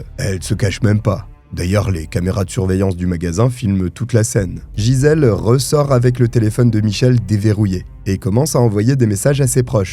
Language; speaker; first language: French; native; French